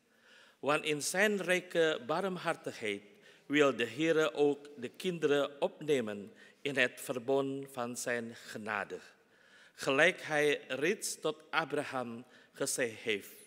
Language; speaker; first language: Dutch; non-native, fluent; Indonesian